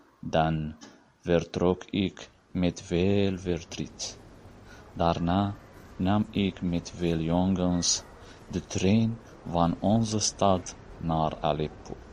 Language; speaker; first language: Dutch; non-native, learner; Arabic